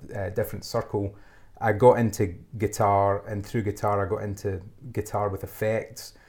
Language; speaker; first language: English; native; English